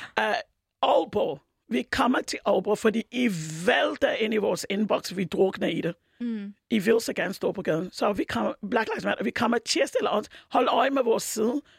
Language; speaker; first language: Danish; non-native, fluent; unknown